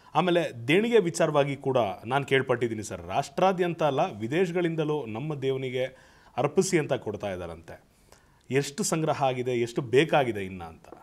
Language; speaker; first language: Kannada; native; Kannada